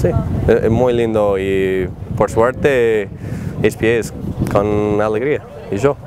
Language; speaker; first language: Spanish; non-native, learner; English